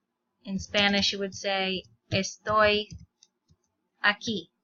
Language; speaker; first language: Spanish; non-native, fluent; English